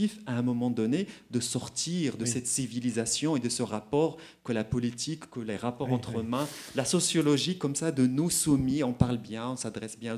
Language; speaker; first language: French; non-native, local second language; Arabic